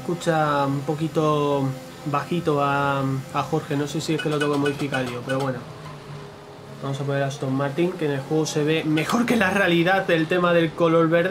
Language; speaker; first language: Spanish; native; Spanish